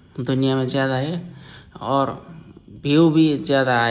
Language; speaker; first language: Hindi; non-native, learner; Nepali